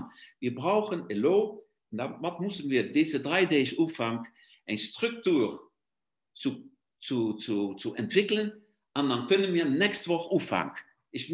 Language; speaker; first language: German; non-native, fluent; Luxembourgish